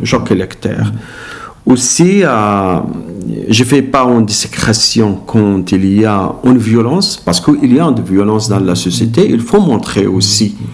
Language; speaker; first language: French; non-native, learner; Arabic